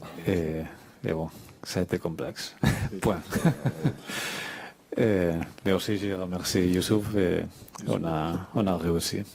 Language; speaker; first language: French; non-native, fluent; Spanish